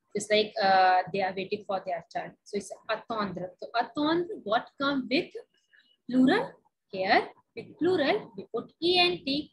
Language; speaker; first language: English; non-native, local second language; Hindi